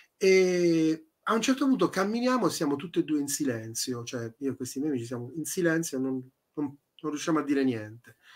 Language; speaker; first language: Italian; native; Italian